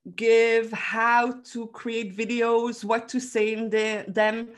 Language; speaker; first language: English; non-native, fluent; Dutch